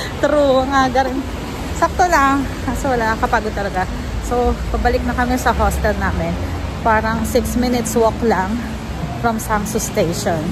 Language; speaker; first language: Filipino; native; Filipino